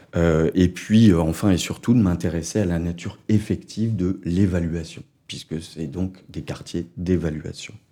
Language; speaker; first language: French; native; French